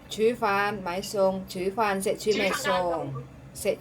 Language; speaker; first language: Cantonese; non-native, fluent; Indonesian